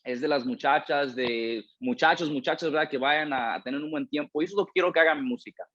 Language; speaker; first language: Spanish; early bilingual, heritage; Spanish